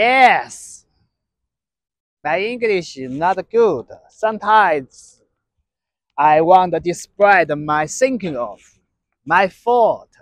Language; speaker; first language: English; non-native, learner; Chinese